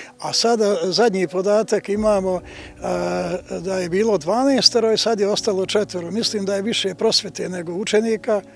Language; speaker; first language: Bosnian; native; Bosnian